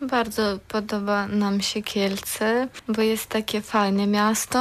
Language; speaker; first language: Polish; non-native, learner; Ukrainian